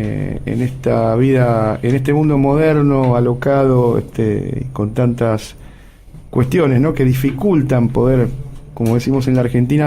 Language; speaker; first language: Spanish; native; Spanish